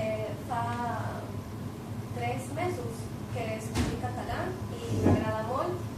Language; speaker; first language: Catalan; non-native, learner; Spanish